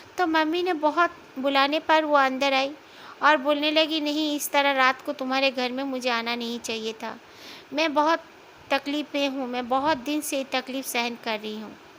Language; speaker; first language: Hindi; non-native, local second language; Bangla